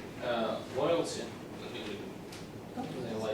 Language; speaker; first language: English; non-native, learner; Russian